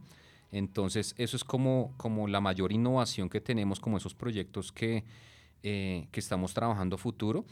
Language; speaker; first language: Spanish; native; Spanish